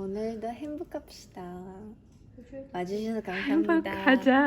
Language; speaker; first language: Korean; non-native, fluent; Russian